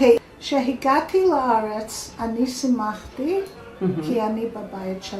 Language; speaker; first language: Hebrew; non-native, learner; English